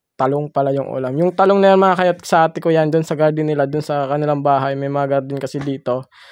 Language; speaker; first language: Filipino; non-native, local second language; Masbatenyo